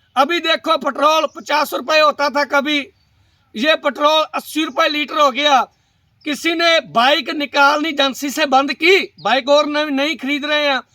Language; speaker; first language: Hindi; non-native, local second language; Punjabi